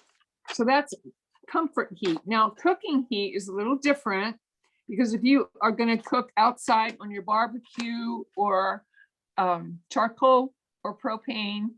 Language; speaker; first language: English; native; English